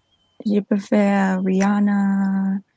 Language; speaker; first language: French; non-native, learner; English